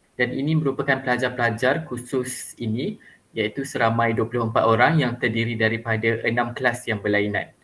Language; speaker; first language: Malay; native; Malay